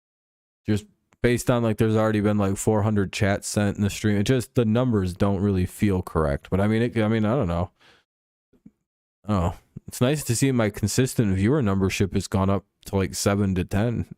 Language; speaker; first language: English; native; English